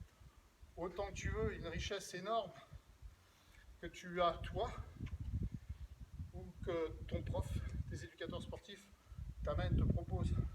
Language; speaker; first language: French; native; French